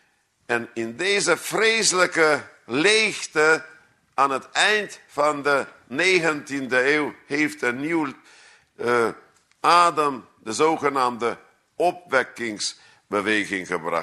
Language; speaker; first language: Dutch; non-native, fluent; Hungarian